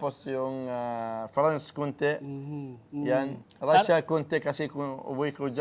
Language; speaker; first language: Filipino; non-native, learner; Arabic